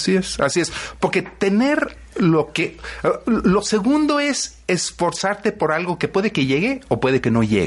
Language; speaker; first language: Spanish; native; Spanish